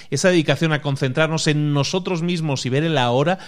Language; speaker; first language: Spanish; native; Spanish